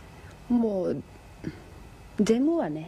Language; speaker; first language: Japanese; non-native, learner; Spanish